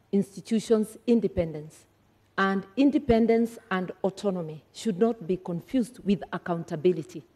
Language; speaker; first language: English; non-native, local second language; Kikuyu